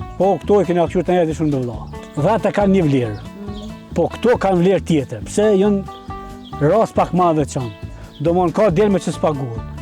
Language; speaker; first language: Albanian; native; Albanian